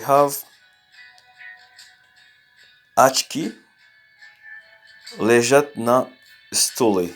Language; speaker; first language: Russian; non-native, learner; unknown